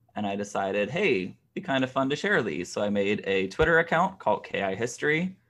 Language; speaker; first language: English; native; English